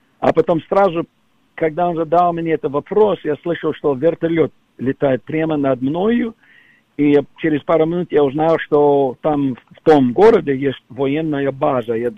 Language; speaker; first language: Russian; non-native, fluent; English